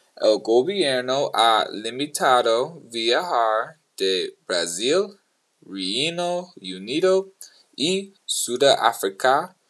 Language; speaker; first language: Spanish; non-native, learner; English